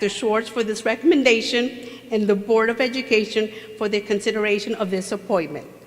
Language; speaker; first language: English; early bilingual, other home language; Spanish